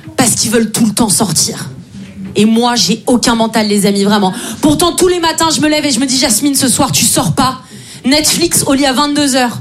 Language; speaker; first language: French; native; French